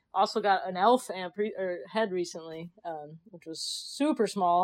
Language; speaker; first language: English; native; English